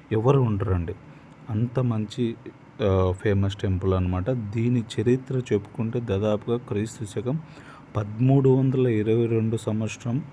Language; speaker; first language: Telugu; native; Telugu